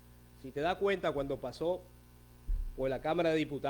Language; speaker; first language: Spanish; native; Spanish